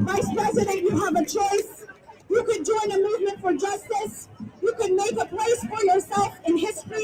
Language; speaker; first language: English; native; English